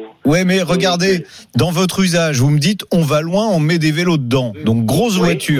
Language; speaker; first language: French; native; French